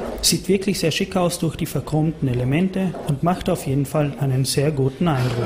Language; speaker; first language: German; native; German